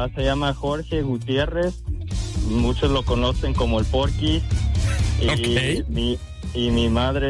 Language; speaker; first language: Spanish; early bilingual, heritage; Spanish